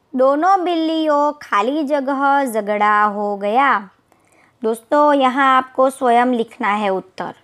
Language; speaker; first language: Hindi; non-native, local second language; Gujarati